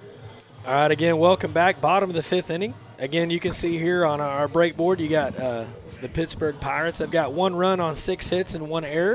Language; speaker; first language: English; native; English